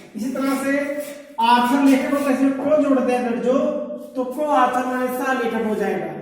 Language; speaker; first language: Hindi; native; Hindi